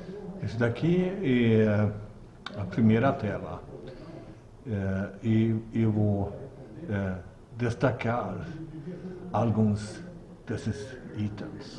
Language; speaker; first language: Portuguese; non-native, learner; Swedish